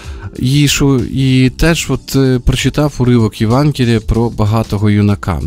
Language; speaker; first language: Ukrainian; native; Ukrainian